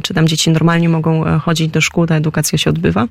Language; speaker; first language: Polish; native; Polish